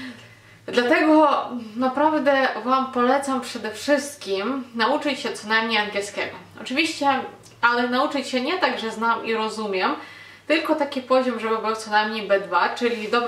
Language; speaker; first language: Polish; non-native, fluent; Ukrainian